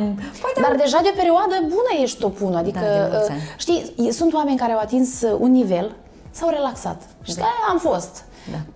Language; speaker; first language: Romanian; native; Romanian